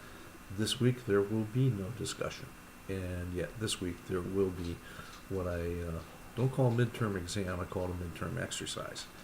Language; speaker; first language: English; native; English